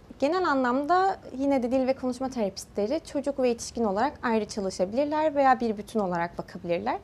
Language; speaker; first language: Turkish; early bilingual, heritage; Turkish